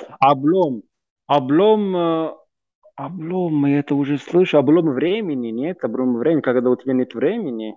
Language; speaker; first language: Russian; non-native, fluent; Italian